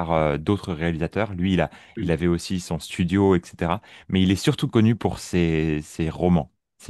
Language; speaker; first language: French; native; French